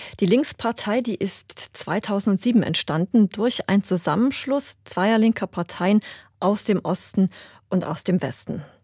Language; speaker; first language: German; native; German